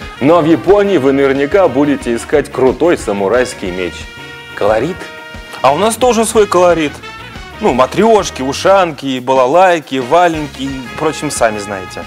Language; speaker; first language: Russian; native; Russian